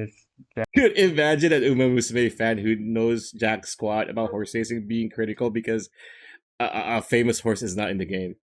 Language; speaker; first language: English; native; English